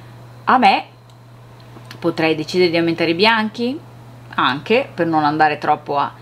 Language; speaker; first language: Italian; native; Italian